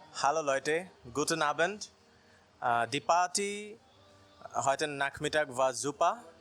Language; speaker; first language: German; non-native, learner; Bangla